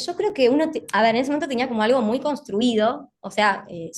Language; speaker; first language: Spanish; native; Spanish